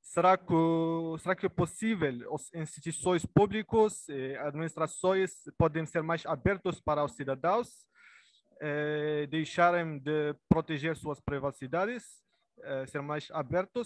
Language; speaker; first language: Portuguese; non-native, learner; Arabic